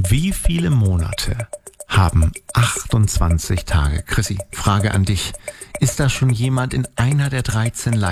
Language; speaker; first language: German; native; German